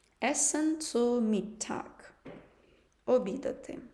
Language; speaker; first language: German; non-native, fluent; Ukrainian